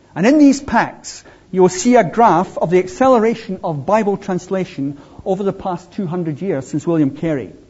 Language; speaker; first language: English; native; English